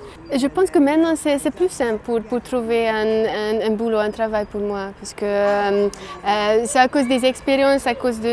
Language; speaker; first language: French; non-native, fluent; Hungarian